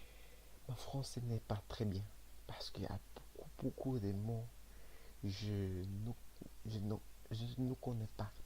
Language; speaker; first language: French; non-native, learner; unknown